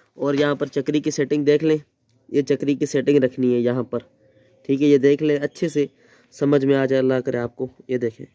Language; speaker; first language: Urdu; non-native, local second language; Sindhi